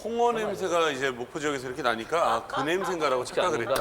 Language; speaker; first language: Korean; native; Korean